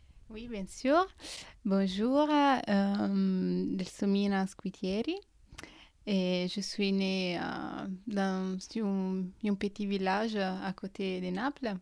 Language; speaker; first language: French; non-native, fluent; Italian